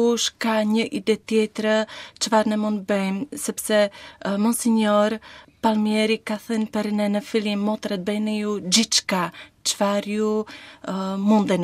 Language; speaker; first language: Albanian; non-native, learner; Slovak